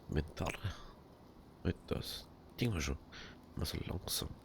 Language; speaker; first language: German; native; German